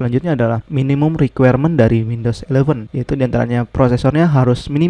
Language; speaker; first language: Indonesian; native; Indonesian